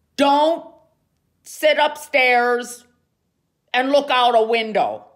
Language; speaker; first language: English; native; English